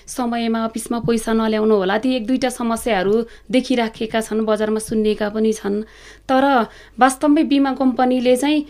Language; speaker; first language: Nepali; native; Nepali